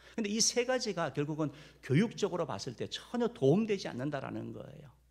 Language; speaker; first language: Korean; native; Korean